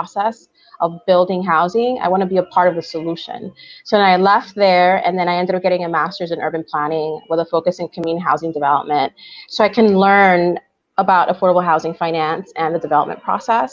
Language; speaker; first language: English; early bilingual, other home language; Spanish